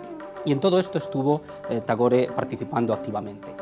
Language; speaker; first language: Spanish; native; Spanish